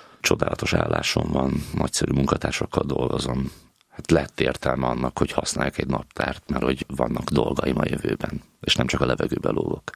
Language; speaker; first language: Hungarian; native; Hungarian